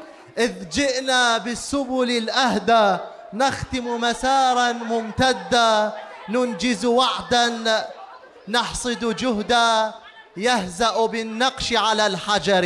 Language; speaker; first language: Arabic; native; Arabic